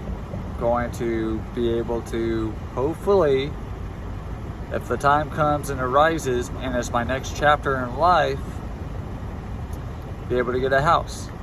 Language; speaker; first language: English; native; English